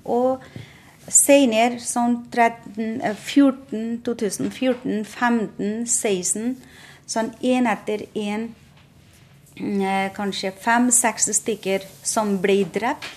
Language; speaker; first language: Norwegian; non-native, fluent; Bangla